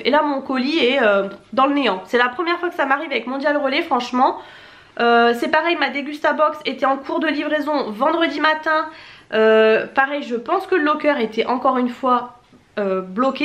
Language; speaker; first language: French; native; French